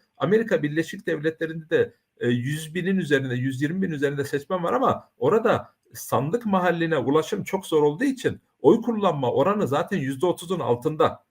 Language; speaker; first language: Turkish; early bilingual, heritage; Turkish